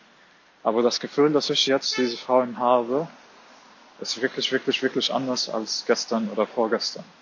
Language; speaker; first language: German; non-native, fluent; Arabic